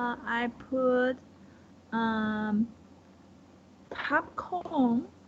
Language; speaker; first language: English; non-native, learner; Chinese